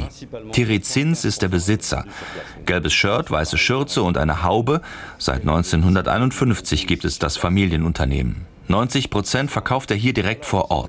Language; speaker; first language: German; native; German